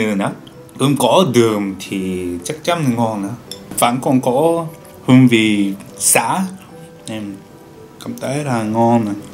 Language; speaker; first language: Vietnamese; non-native, learner; Japanese